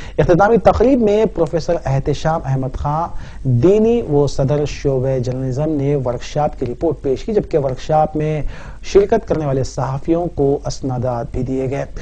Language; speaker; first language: Urdu; native; Urdu